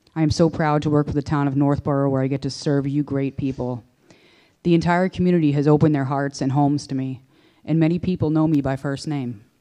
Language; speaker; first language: English; native; English